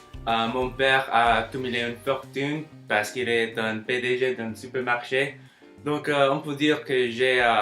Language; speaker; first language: French; non-native, learner; English